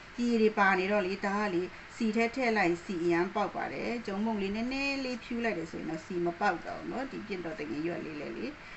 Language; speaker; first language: Burmese; non-native, local second language; Shan